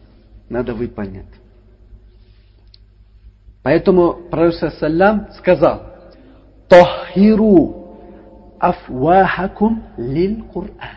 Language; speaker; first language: Russian; non-native, learner; Uzbek